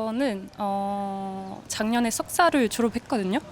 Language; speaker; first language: Korean; non-native, learner; French